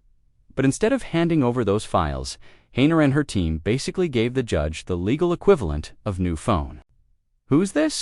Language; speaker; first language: English; native; English